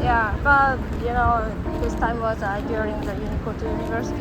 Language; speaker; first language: English; non-native, learner; Korean